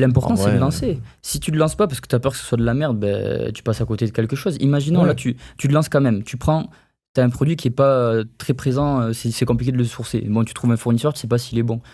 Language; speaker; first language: French; native; French